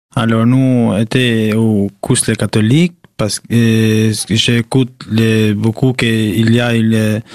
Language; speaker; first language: French; non-native, learner; Albanian